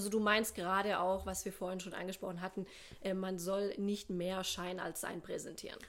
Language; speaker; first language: German; native; German